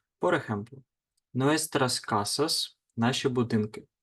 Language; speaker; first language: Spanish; non-native, fluent; Ukrainian